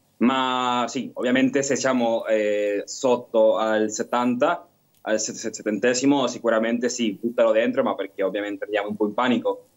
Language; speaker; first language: Italian; non-native, fluent; Spanish